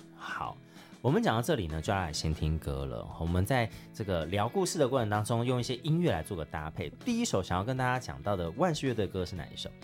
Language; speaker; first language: Chinese; native; Chinese